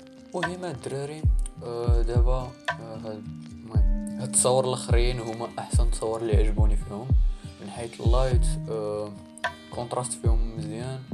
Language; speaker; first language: Arabic; native; Arabic